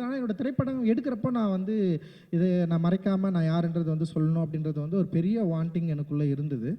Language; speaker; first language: Tamil; native; Tamil